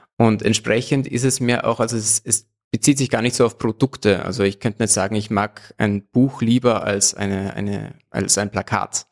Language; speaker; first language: German; native; German